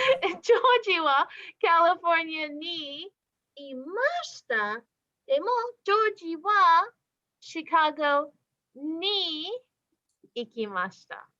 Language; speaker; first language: Japanese; non-native, fluent; English